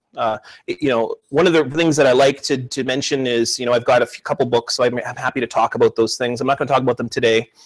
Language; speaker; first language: English; native; English